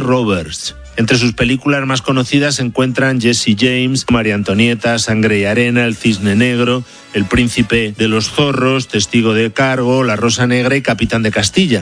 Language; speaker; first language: Spanish; native; Spanish